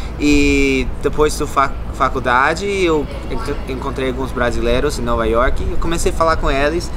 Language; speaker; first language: Portuguese; non-native, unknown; English